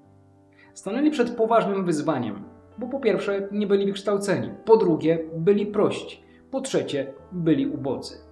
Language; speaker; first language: Polish; native; Polish